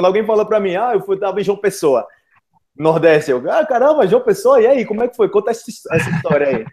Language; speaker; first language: Portuguese; native; Portuguese